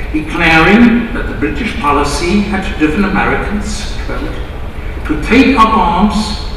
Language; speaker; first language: English; non-native, fluent; German